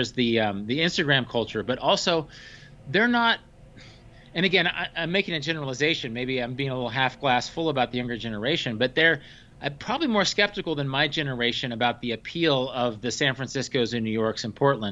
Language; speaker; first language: English; native; English